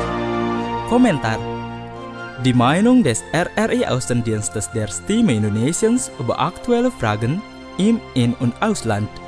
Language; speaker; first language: German; non-native, fluent; Indonesian